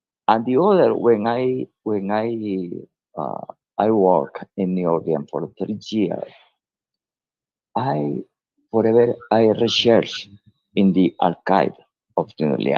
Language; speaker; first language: English; non-native, learner; Spanish